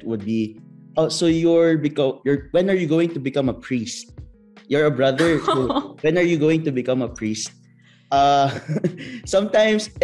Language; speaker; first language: English; non-native, local second language; Filipino